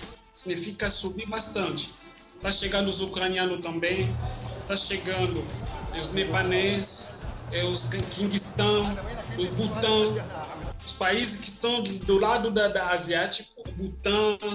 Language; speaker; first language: Portuguese; non-native, fluent; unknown